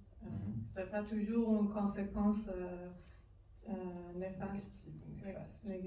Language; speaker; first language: French; non-native, learner; Persian